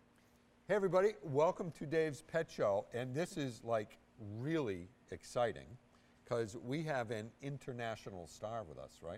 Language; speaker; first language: English; native; English